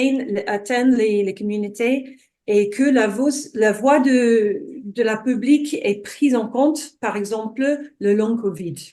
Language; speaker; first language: French; non-native, fluent; English